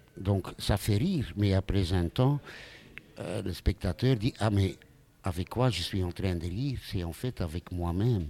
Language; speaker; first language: French; non-native, local second language; Dutch